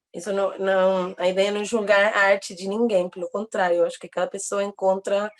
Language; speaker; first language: Portuguese; non-native, fluent; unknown